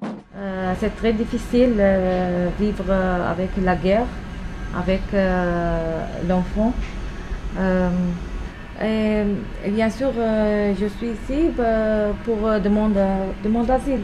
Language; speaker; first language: French; non-native, learner; Arabic